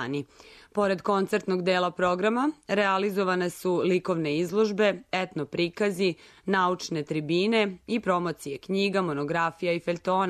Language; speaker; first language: Serbian; native; Serbian